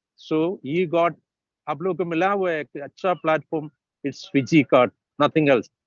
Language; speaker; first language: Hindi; non-native, local second language; Malayalam